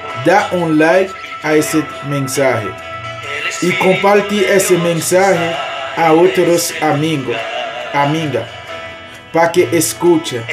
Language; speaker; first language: Spanish; non-native, learner; Haitian Creole